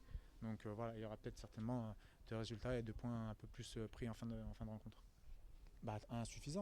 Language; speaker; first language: French; native; French